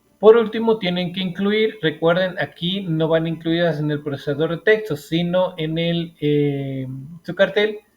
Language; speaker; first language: Spanish; native; Spanish